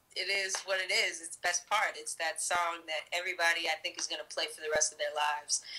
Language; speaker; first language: English; native; English